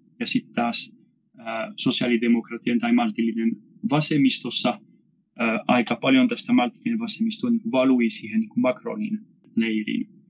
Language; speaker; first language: Finnish; non-native, fluent; French